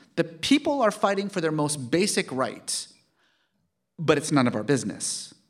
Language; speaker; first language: English; early bilingual, other home language; Persian